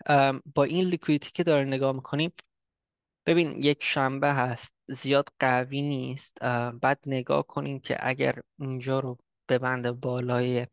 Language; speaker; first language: Persian; early bilingual, heritage; Persian